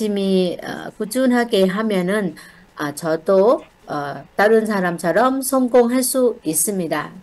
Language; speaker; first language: Korean; non-native, learner; Thai